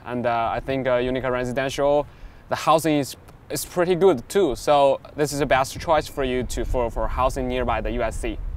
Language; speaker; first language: English; non-native, learner; Chinese